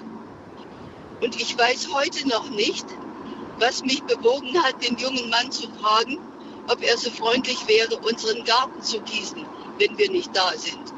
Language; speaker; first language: German; native; German